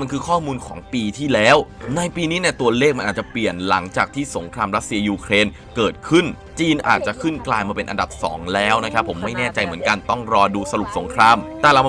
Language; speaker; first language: Thai; native; Thai